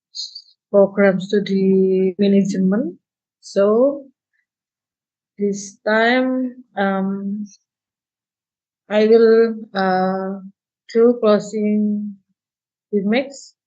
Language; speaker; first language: English; non-native, learner; Indonesian